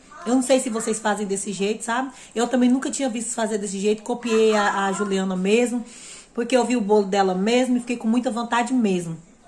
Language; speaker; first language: Portuguese; native; Portuguese